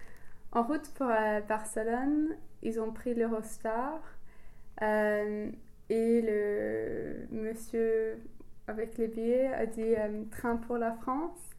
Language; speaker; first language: French; non-native, learner; English